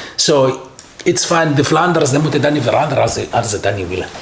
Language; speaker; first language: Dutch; non-native, learner; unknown